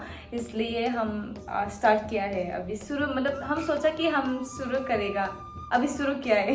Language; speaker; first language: Hindi; non-native, local second language; Bodo